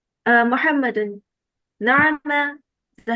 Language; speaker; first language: Arabic; non-native, learner; Urdu